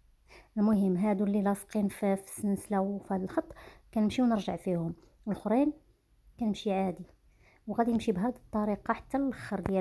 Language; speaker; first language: Arabic; native; Arabic